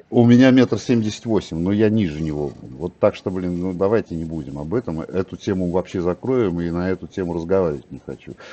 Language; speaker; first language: Russian; native; Russian